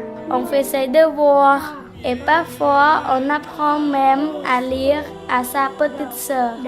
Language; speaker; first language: French; non-native, learner; Khmer